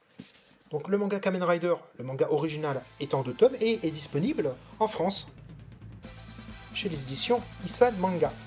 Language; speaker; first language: French; native; French